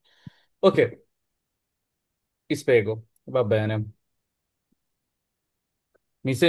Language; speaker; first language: Italian; non-native, fluent; Bangla